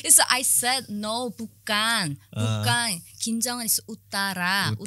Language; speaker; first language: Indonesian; non-native, learner; Korean